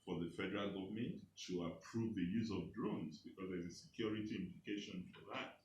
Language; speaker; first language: English; non-native, local second language; Yoruba